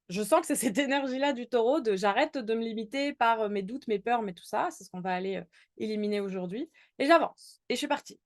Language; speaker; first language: French; native; French